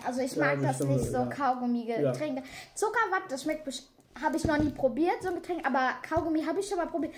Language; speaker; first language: German; native; German